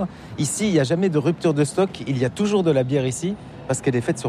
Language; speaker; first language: French; native; French